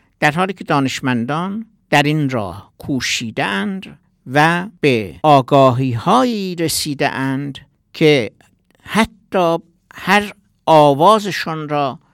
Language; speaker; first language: Persian; non-native, local second language; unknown